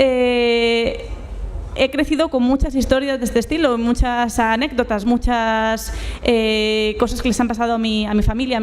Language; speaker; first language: Spanish; native; Spanish